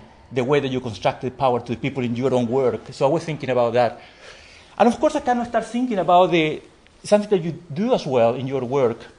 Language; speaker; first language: English; non-native, fluent; Spanish